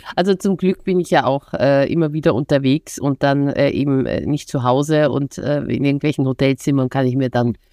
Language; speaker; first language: German; native; German